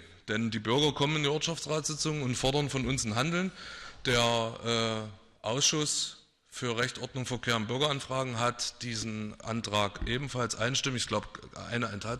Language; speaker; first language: German; native; German